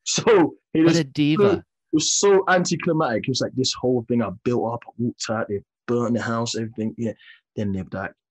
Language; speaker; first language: English; native; English